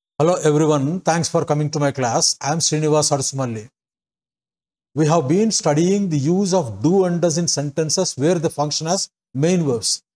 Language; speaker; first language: English; non-native, local second language; Telugu